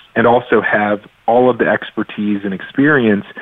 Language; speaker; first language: English; native; English